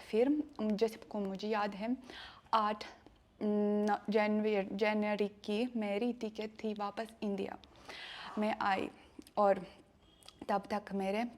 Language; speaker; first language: Hindi; non-native, learner; Russian